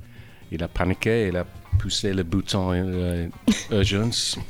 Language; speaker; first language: French; non-native, fluent; English